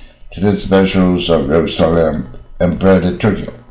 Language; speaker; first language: English; non-native, fluent; Chinese